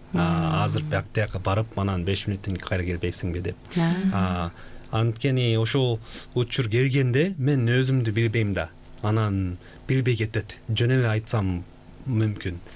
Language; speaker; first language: Kyrgyz; non-native, fluent; Korean